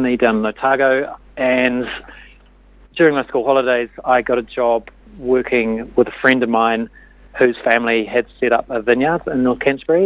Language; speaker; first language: English; native; English